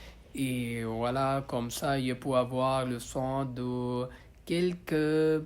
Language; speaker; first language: French; non-native, learner; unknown